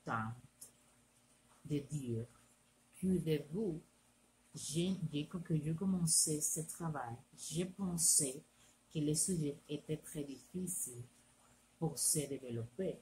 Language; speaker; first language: French; non-native, learner; Spanish